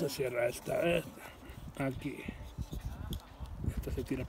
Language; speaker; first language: Spanish; native; Spanish